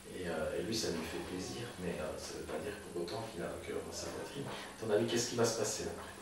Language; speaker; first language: French; native; French